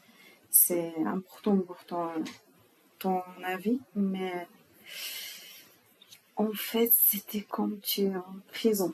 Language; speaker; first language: French; non-native, learner; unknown